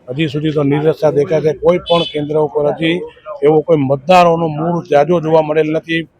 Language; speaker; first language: Gujarati; native; Gujarati